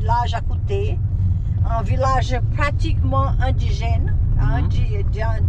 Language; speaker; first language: French; non-native, fluent; Portuguese